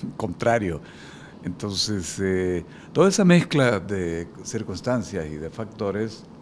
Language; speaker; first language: Spanish; native; Spanish